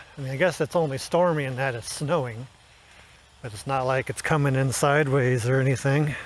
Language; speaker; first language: English; native; English